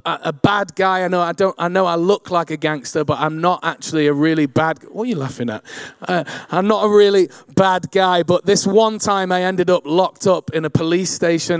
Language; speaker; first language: English; native; English